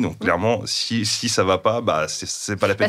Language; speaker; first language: French; native; French